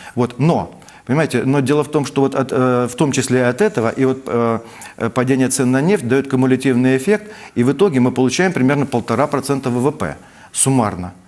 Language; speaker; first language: Russian; native; Russian